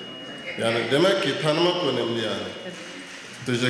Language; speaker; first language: Turkish; non-native, fluent; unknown